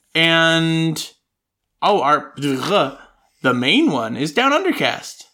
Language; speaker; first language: English; native; English